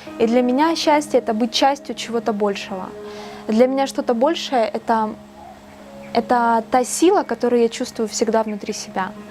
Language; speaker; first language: Russian; native; Russian